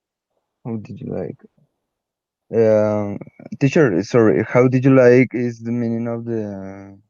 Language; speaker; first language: English; non-native, learner; Spanish